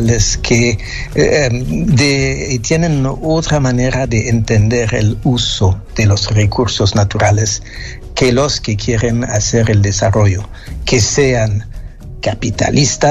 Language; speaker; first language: Spanish; non-native, fluent; French